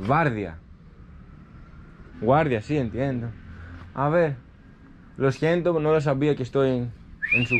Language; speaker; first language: Spanish; non-native, learner; Greek